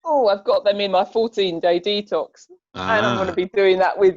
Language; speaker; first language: English; native; English